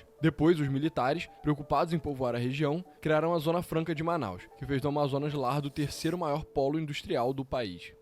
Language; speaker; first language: Portuguese; native; Portuguese